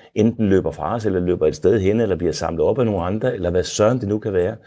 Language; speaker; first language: Danish; non-native, fluent; Dutch